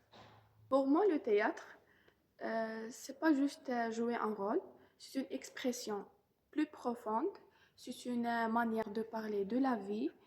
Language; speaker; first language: French; non-native, local second language; Arabic